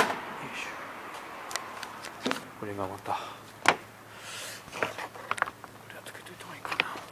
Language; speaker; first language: Japanese; native; Japanese